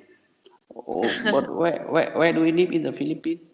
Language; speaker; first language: English; non-native, learner; Vietnamese